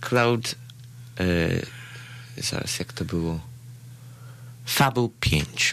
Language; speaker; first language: Polish; early bilingual, heritage; Polish